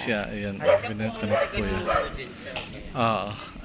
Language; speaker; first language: Filipino; native; Filipino